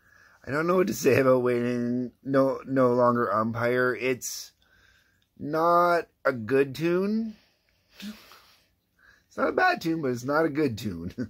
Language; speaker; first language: English; native; English